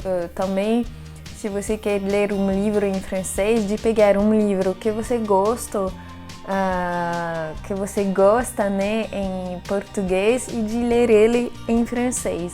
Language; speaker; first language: Portuguese; non-native, fluent; French